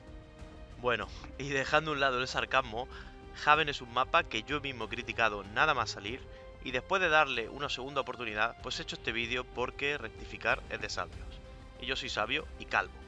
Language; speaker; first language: Spanish; native; Spanish